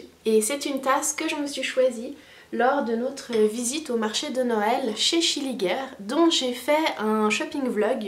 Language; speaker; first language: French; native; French